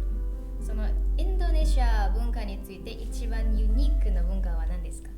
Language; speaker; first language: Japanese; non-native, learner; Indonesian